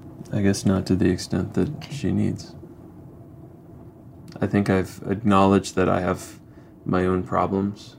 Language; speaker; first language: English; native; English